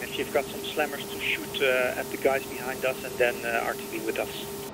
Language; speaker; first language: English; non-native, fluent; Dutch